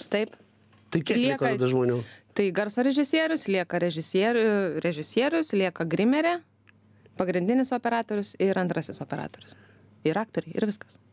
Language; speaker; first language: Lithuanian; native; Lithuanian